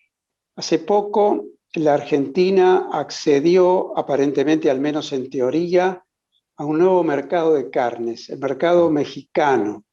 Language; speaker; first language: Spanish; native; Spanish